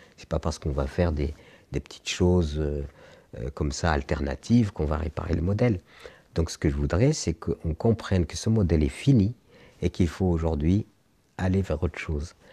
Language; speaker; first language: French; non-native, local second language; Arabic